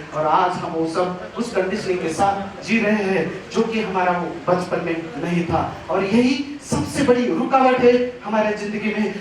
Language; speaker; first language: Hindi; non-native, local second language; Marathi